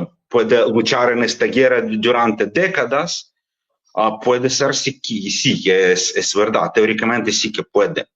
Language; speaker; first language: Spanish; non-native, fluent; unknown